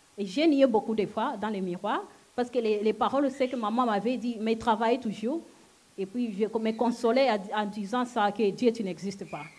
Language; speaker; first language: French; non-native, local second language; Lingala